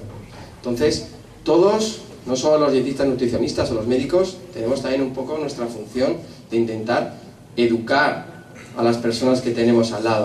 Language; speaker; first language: Spanish; native; Spanish